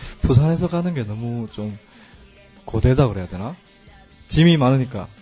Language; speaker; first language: Korean; native; Korean